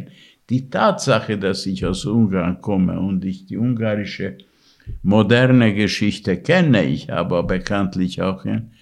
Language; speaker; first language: German; non-native, fluent; Hungarian